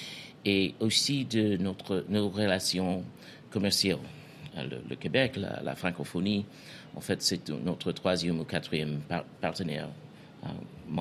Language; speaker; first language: French; non-native, fluent; English